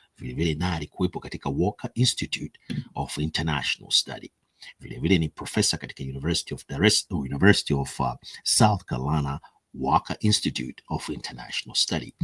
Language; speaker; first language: Swahili; native; Swahili